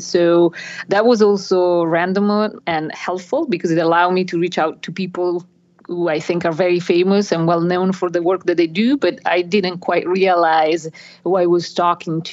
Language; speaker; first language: English; non-native, fluent; Italian